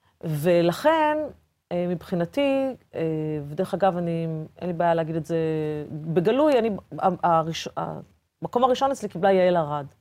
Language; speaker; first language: Hebrew; early bilingual, other home language; Portuguese